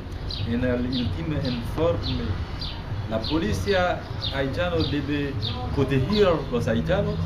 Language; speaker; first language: Spanish; non-native, learner; Haitian Creole